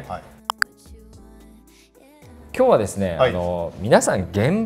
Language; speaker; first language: Japanese; native; Japanese